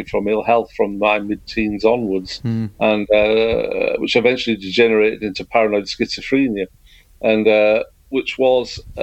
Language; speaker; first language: English; native; English